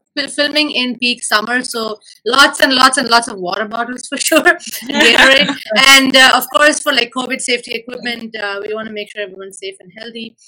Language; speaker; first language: English; non-native, local second language; Malayalam